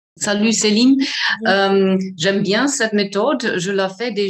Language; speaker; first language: French; non-native, fluent; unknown